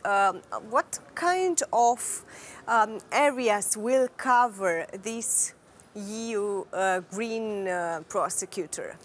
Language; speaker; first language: English; non-native, fluent; Romanian